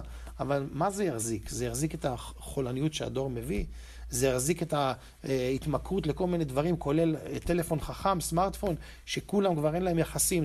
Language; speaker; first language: Hebrew; native; Hebrew